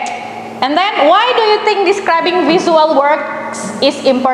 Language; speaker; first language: English; non-native, fluent; Indonesian